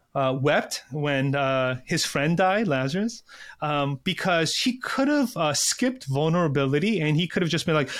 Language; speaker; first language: English; early bilingual, other home language; Korean